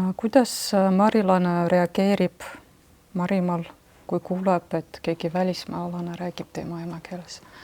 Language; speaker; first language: Estonian; non-native, fluent; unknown